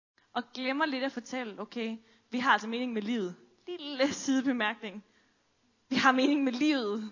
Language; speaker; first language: Danish; native; Danish